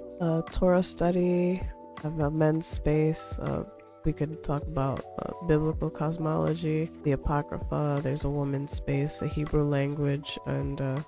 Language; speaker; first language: English; native; English